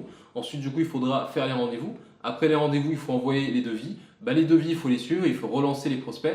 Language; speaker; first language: French; native; French